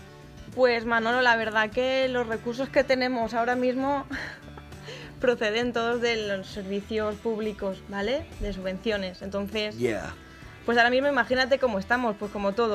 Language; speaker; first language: Spanish; native; Spanish